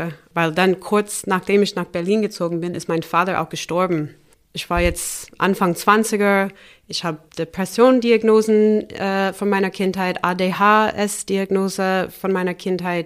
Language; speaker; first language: German; non-native, fluent; English